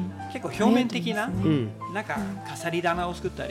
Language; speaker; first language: Japanese; non-native, fluent; Danish